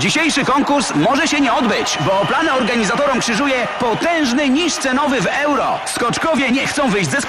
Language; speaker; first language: Polish; native; Polish